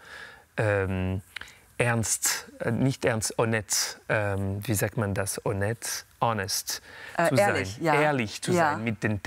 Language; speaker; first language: German; non-native, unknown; French